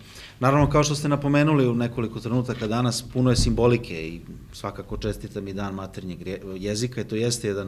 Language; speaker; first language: Bosnian; native; Bosnian